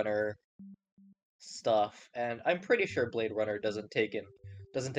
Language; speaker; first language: English; non-native, local second language; Cantonese